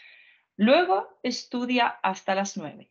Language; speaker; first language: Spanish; non-native, fluent; Ukrainian